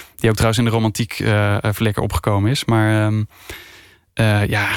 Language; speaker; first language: Dutch; native; Dutch